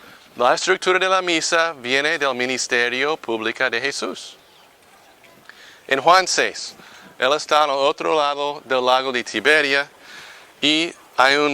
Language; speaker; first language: Spanish; non-native, fluent; English